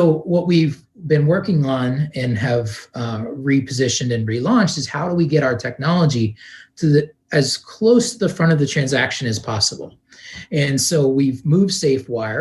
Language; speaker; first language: English; native; English